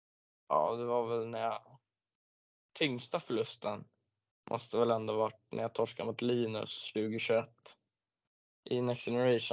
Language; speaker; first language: Swedish; native; Swedish